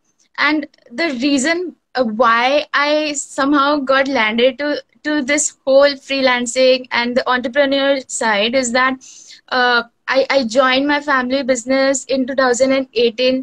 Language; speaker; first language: English; non-native, local second language; Bangla